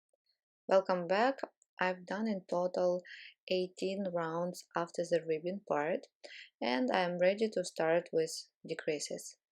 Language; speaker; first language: English; non-native, fluent; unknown